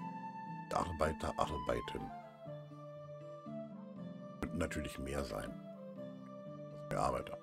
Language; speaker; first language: German; native; German